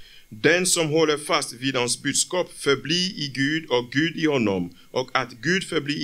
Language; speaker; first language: Swedish; non-native, fluent; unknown